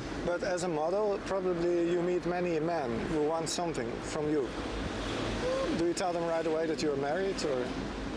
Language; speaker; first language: English; non-native, fluent; Dutch